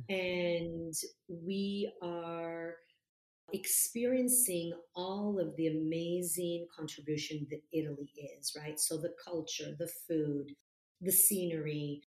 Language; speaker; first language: English; non-native, fluent; Italian